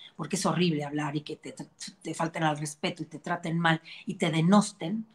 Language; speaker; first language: Spanish; native; Spanish